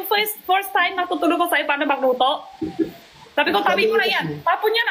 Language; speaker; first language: Filipino; non-native, learner; Chinese